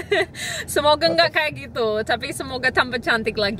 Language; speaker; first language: Indonesian; non-native, fluent; English